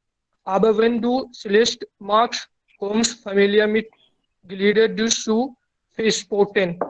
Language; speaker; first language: German; non-native, learner; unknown